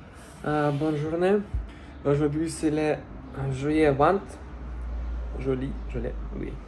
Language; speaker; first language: French; non-native, learner; Russian